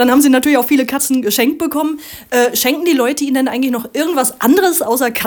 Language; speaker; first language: German; native; German